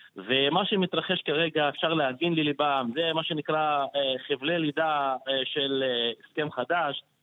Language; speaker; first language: Hebrew; non-native, local second language; Arabic